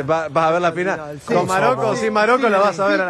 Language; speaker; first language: Spanish; native; Spanish